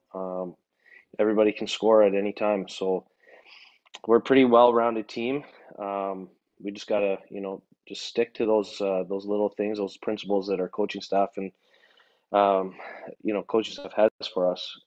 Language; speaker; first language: English; native; English